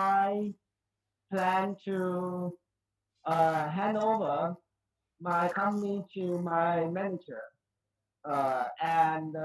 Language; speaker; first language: English; non-native, learner; Chinese